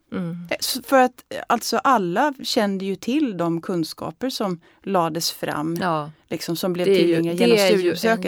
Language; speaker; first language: Swedish; native; Swedish